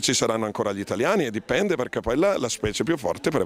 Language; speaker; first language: Italian; native; Italian